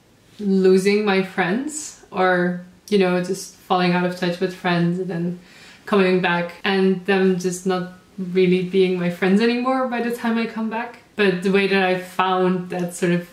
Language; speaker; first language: English; non-native, fluent; Dutch